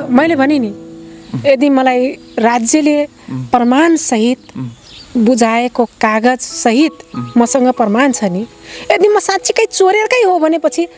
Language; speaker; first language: Nepali; non-native, local second language; Dangaura Tharu